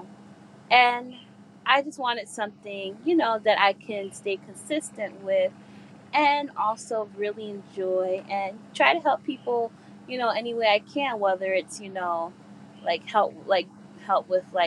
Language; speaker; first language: English; native; English